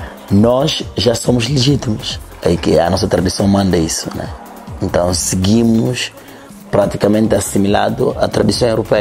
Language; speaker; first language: Portuguese; non-native, local second language; Upper Guinea Crioulo